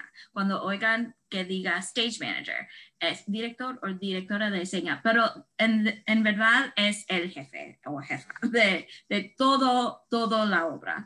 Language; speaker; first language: Spanish; non-native, fluent; English